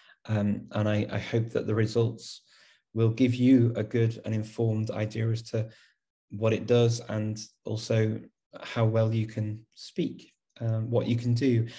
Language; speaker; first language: English; native; English